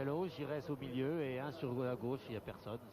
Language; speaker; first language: French; native; French